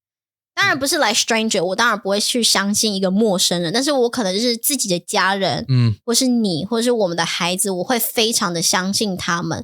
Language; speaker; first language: Chinese; non-native, fluent; English